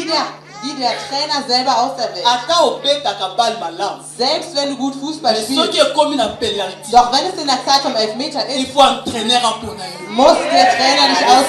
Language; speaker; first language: German; non-native, fluent; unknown